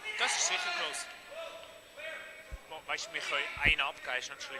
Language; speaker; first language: German; native; German